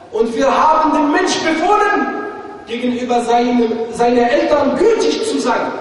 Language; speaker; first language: German; non-native, fluent; Arabic